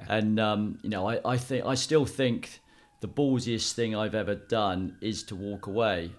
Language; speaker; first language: English; native; English